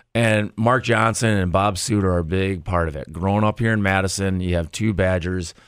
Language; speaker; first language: English; native; English